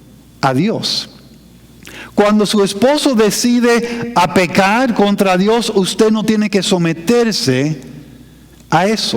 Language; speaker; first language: Spanish; non-native, fluent; English